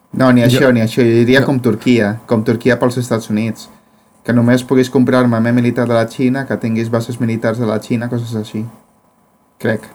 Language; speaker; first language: Catalan; non-native, fluent; Spanish